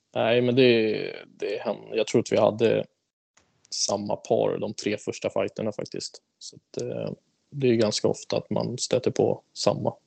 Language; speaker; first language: Swedish; native; Swedish